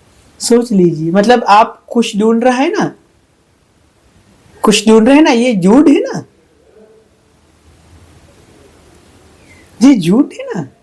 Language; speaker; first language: Hindi; non-native, fluent; Sinhala